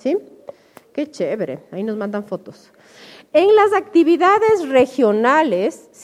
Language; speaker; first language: Spanish; native; Spanish